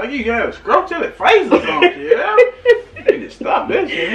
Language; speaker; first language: English; native; English